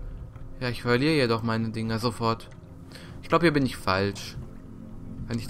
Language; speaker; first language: German; native; German